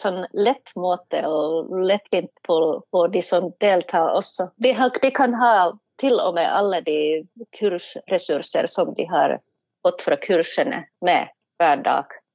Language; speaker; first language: Norwegian; non-native, fluent; Finnish